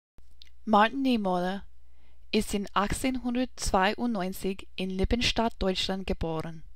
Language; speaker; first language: German; non-native, learner; English